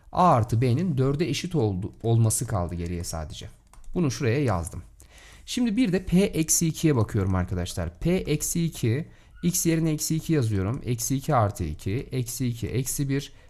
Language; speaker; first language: Turkish; native; Turkish